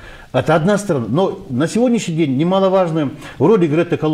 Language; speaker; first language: Russian; non-native, local second language; Kyrgyz